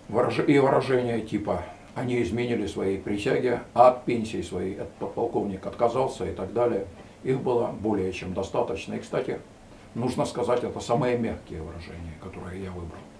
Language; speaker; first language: Russian; native; Russian